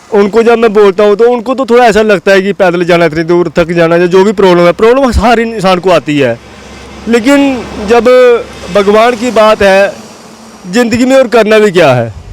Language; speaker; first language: Hindi; non-native, local second language; Dogri